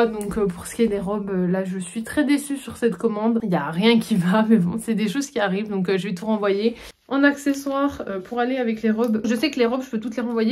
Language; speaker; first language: French; native; French